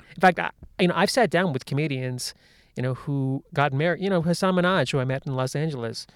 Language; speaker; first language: English; native; English